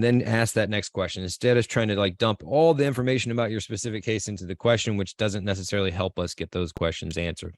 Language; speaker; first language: English; native; English